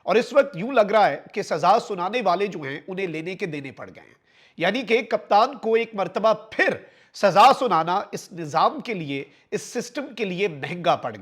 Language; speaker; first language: Urdu; native; Urdu